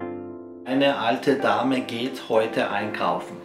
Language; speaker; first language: German; non-native, fluent; Turkish